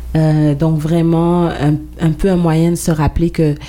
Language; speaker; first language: French; native; French